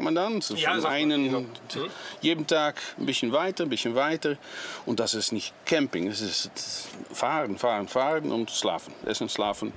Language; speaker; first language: German; non-native, learner; Dutch